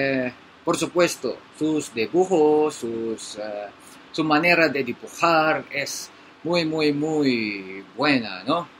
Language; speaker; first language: Spanish; non-native, learner; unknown